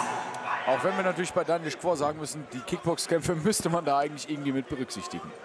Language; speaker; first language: German; native; German